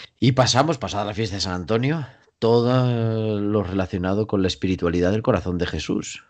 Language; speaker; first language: Spanish; native; Spanish